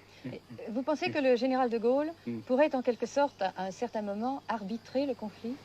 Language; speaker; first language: French; native; French